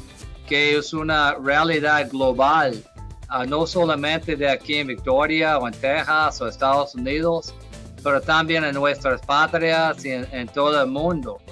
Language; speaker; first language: Spanish; non-native, fluent; English